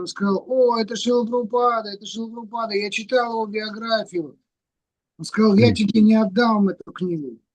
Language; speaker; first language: Russian; native; Russian